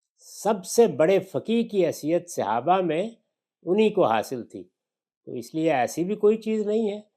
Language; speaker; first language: Urdu; non-native, local second language; Punjabi